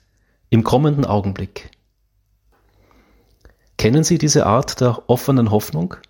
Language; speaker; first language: German; native; German